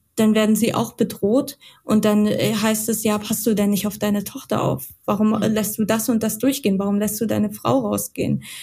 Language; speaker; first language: German; native; German